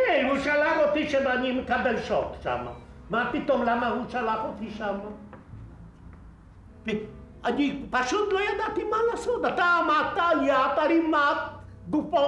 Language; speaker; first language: Hebrew; non-native, fluent; Polish